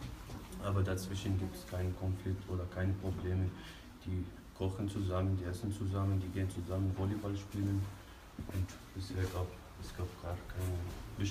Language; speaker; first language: German; non-native, fluent; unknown